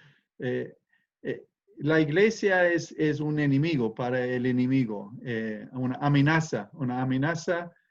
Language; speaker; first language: Spanish; non-native, fluent; English